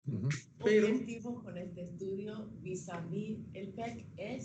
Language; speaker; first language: Spanish; non-native, fluent; English